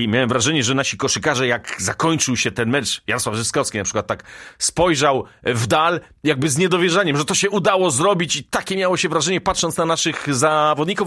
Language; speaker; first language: Polish; native; Polish